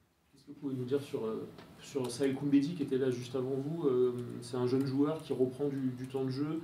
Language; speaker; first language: French; native; French